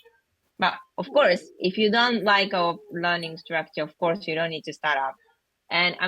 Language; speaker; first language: English; non-native, learner; Japanese